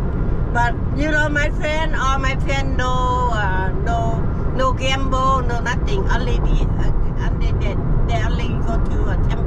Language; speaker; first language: English; non-native, learner; Vietnamese